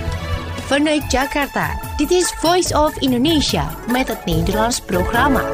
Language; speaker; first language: Dutch; non-native, fluent; Indonesian